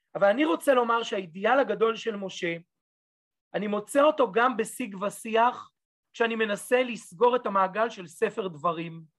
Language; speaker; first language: Hebrew; native; Hebrew